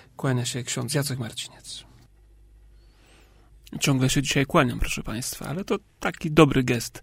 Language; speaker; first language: Polish; native; Polish